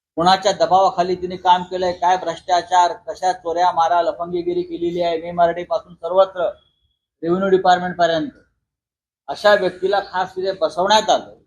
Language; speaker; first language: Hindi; non-native, local second language; Marathi